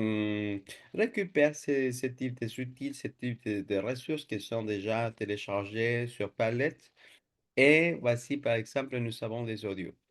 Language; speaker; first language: French; non-native, fluent; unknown